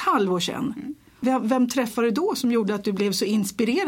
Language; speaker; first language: Swedish; native; Swedish